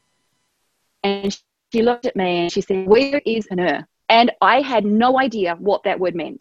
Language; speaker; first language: English; native; English